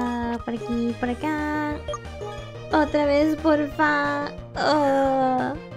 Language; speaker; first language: Spanish; early bilingual, heritage; English